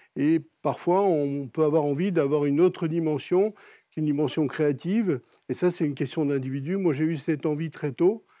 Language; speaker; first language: French; native; French